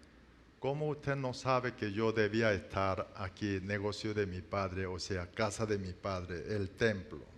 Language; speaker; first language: Spanish; non-native, learner; Korean